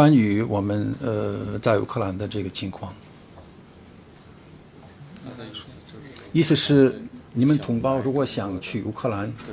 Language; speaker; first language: Chinese; non-native, fluent; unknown